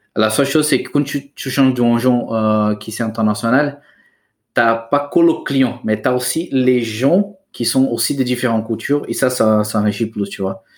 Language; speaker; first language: French; non-native, fluent; Portuguese